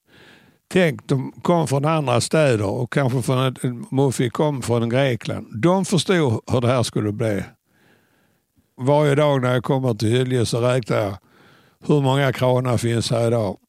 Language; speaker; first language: Swedish; native; Swedish